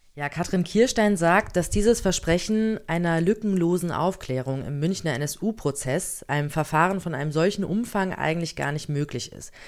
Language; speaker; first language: German; native; German